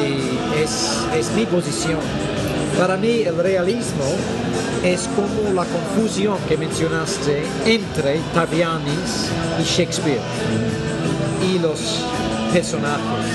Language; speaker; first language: Spanish; non-native, fluent; English